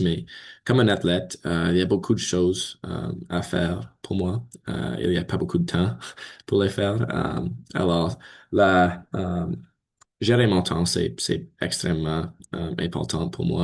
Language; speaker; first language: French; non-native, learner; English